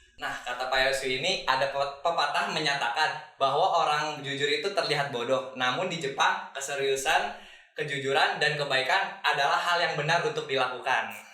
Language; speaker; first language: Indonesian; native; Indonesian